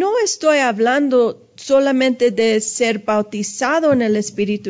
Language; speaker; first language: Spanish; early bilingual, heritage; Spanish